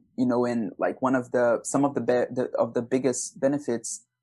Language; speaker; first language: English; non-native, fluent; Portuguese